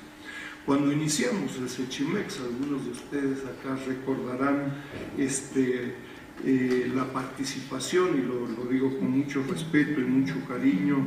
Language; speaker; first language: Spanish; native; Spanish